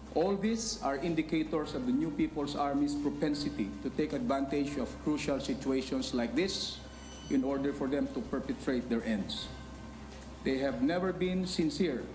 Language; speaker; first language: English; non-native, local second language; Filipino